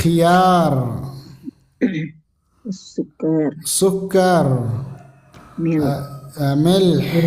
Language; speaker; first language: Arabic; non-native, fluent; Indonesian